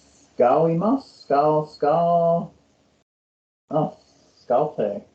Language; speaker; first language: Japanese; non-native, learner; English